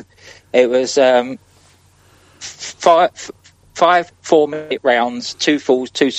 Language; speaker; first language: English; native; English